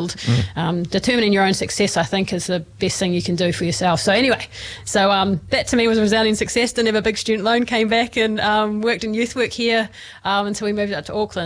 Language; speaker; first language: English; native; English